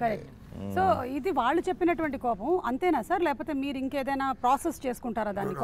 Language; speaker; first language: Telugu; native; Telugu